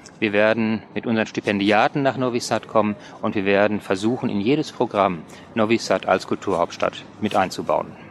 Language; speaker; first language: German; native; German